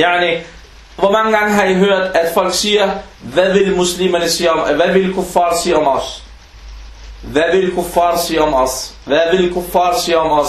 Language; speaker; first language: Danish; non-native, fluent; Arabic